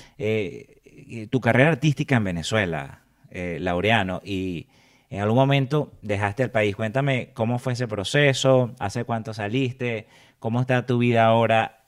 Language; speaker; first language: Spanish; native; Spanish